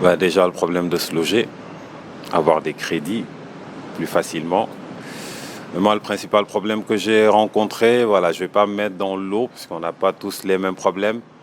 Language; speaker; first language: French; non-native, local second language; Wolof